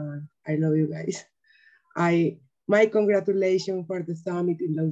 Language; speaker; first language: English; non-native, learner; Spanish